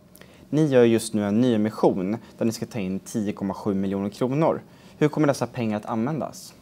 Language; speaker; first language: Swedish; native; Swedish